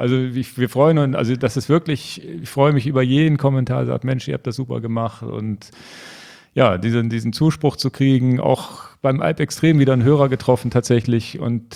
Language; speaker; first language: German; native; German